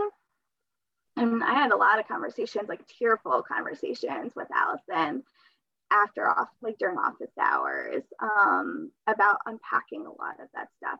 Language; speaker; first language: English; early bilingual, other home language; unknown